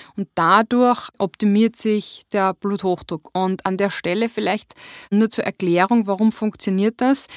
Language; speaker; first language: German; native; German